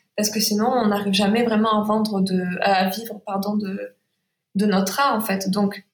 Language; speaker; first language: French; native; French